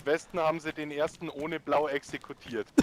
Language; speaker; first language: German; native; German